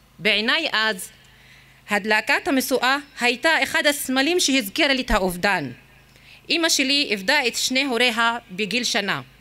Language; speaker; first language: Hebrew; non-native, local second language; Arabic